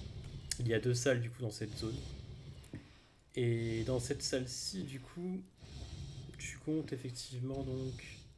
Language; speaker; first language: French; native; French